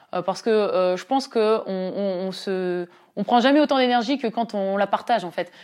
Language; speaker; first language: French; native; French